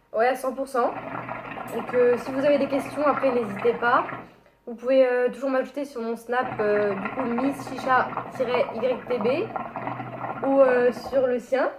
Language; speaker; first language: French; native; French